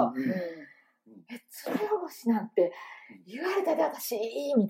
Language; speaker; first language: Japanese; native; Japanese